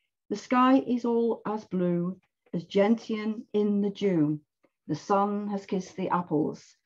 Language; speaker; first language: English; native; English